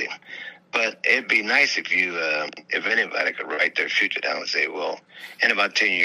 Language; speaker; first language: English; native; English